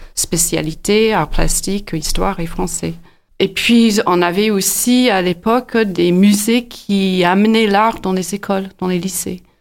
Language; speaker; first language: French; non-native, fluent; English